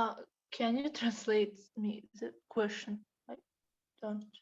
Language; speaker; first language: English; non-native, learner; Russian